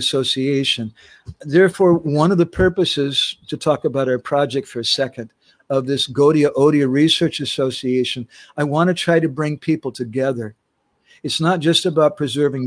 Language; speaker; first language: English; native; English